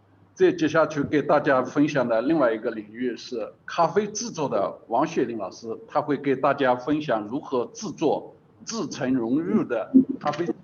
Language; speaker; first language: Chinese; native; Chinese